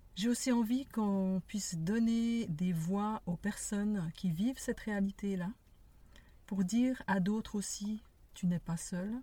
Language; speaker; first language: French; native; French